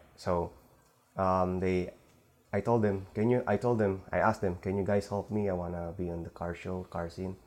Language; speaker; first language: English; non-native, local second language; Filipino